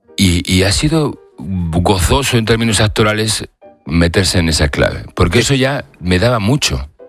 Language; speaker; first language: Spanish; native; Spanish